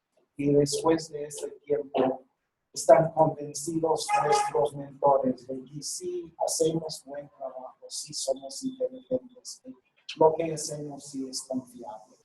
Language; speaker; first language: Spanish; non-native, fluent; English